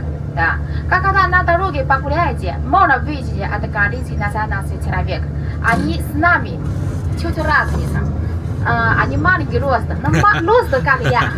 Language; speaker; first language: Russian; non-native, learner; Chinese